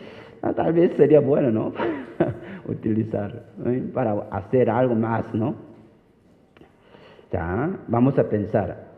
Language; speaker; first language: Spanish; non-native, fluent; Korean